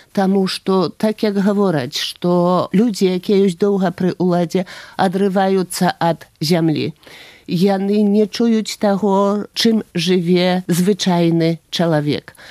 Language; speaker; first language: Belarusian; native; Belarusian